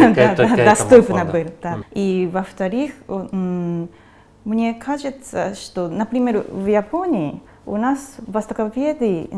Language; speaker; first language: Russian; non-native, fluent; Japanese